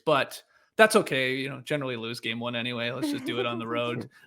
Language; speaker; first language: English; native; English